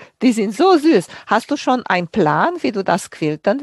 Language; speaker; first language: German; native; German